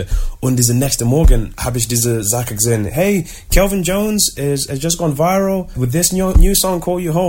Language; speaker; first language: German; non-native, learner; English